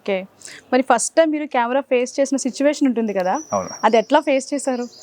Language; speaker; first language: Telugu; native; Telugu